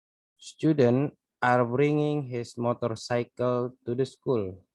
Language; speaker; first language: English; non-native, learner; Indonesian